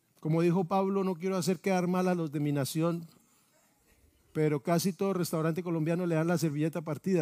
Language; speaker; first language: Spanish; native; Spanish